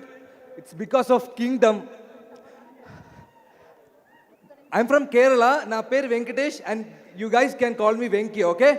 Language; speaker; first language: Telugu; non-native, learner; Malayalam